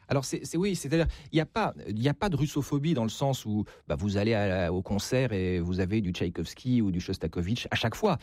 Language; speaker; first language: French; native; French